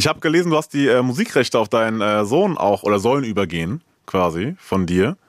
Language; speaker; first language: German; native; German